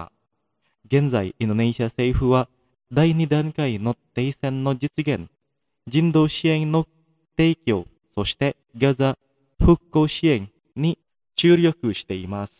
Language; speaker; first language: Japanese; non-native, fluent; Indonesian